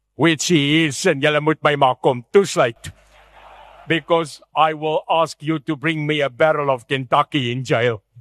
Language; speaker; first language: English; non-native, local second language; Afrikaans